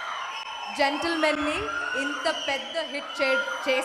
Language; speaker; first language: Telugu; non-native, learner; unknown